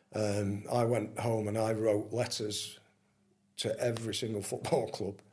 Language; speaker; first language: English; native; English